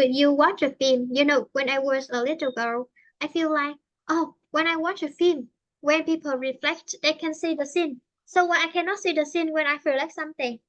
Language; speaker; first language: English; non-native, fluent; Vietnamese